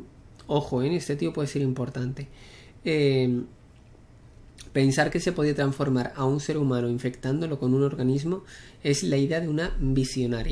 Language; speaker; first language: Spanish; native; Spanish